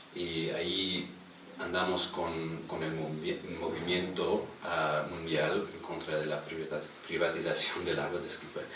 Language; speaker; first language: Spanish; non-native, fluent; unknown